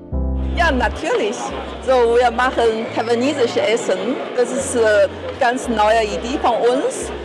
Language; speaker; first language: German; non-native, learner; Chinese